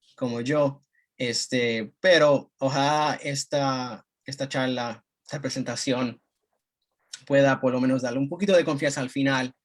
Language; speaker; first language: Spanish; early bilingual, heritage; Spanish